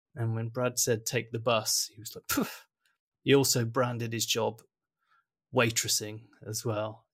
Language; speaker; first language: English; early bilingual, other home language; German